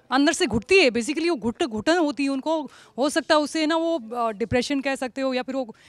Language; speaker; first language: Hindi; native; Hindi